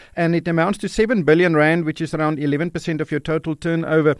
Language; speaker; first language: English; non-native, local second language; Afrikaans